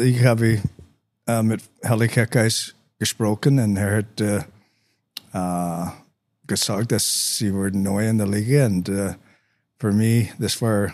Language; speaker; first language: German; non-native, learner; English